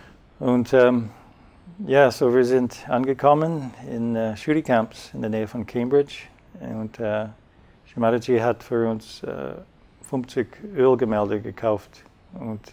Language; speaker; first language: German; non-native, fluent; English